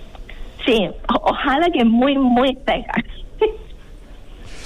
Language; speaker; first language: Spanish; non-native, learner; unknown